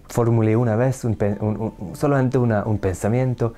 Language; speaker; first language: Spanish; non-native, learner; Hungarian